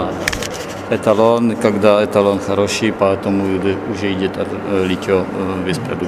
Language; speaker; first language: Russian; non-native, learner; Slovak